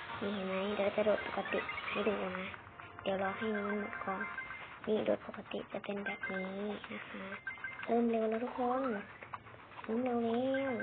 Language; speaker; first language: Thai; native; Thai